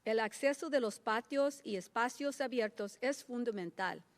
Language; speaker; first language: Spanish; early bilingual, heritage; Spanish